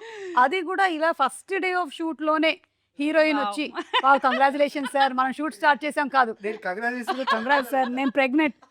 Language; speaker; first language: Telugu; native; Telugu